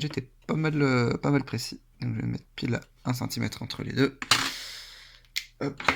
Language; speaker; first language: French; native; French